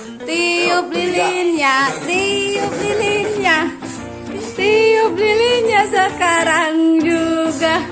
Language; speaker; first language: Indonesian; native; Indonesian